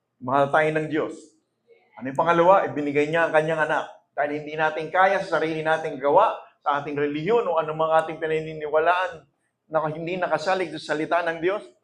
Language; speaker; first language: Filipino; native; Filipino